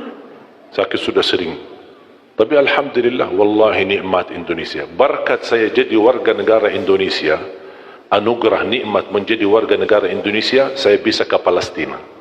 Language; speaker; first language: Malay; non-native, fluent; Arabic